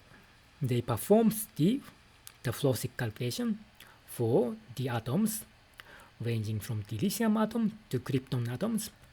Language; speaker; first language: English; non-native, fluent; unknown